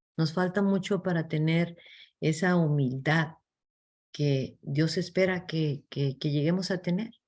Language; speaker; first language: Spanish; early bilingual, heritage; English